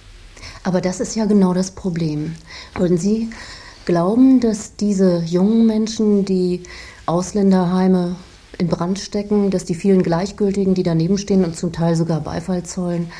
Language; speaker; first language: German; native; German